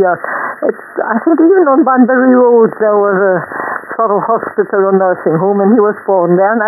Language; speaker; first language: English; non-native, fluent; German